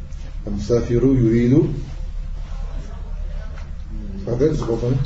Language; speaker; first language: Arabic; non-native, fluent; French